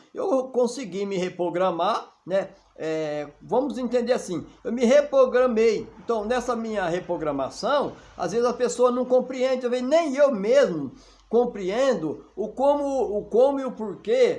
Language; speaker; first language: Portuguese; native; Portuguese